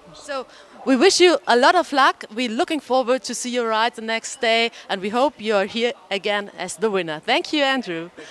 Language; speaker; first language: English; non-native, fluent; German